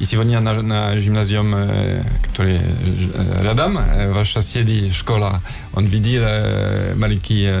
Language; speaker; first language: Russian; non-native, learner; French